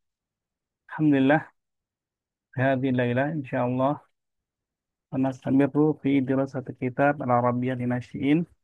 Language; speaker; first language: Arabic; non-native, fluent; Indonesian